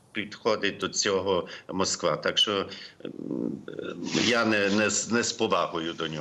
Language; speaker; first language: Ukrainian; early bilingual, heritage; Ukrainian